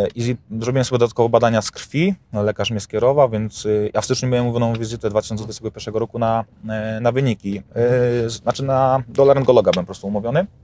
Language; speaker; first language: Polish; native; Polish